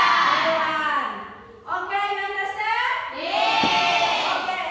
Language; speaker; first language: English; non-native, learner; Indonesian